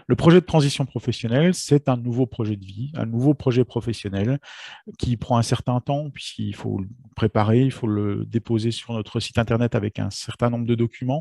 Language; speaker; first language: French; native; French